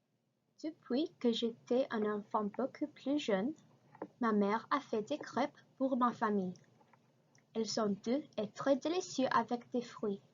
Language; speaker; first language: French; non-native, learner; English